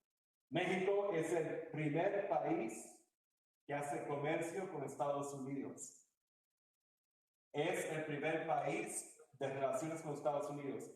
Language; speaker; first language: Spanish; early bilingual, heritage; Spanish